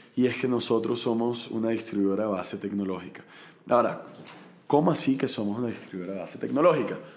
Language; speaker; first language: Spanish; native; Spanish